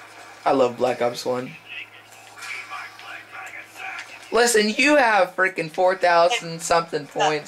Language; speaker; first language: English; native; English